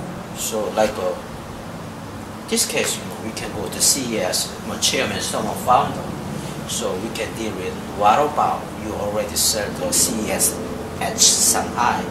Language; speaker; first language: English; non-native, learner; Korean